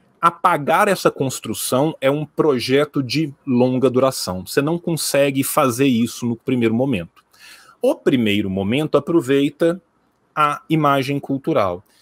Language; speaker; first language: Portuguese; native; Portuguese